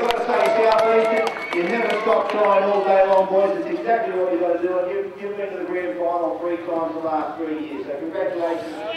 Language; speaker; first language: English; native; English